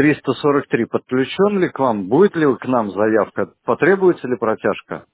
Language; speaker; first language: Russian; native; Russian